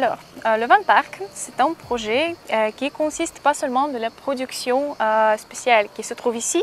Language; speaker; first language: French; non-native, fluent; Russian